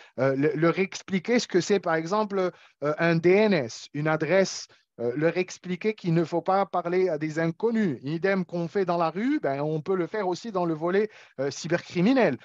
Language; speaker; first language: French; non-native, local second language; Arabic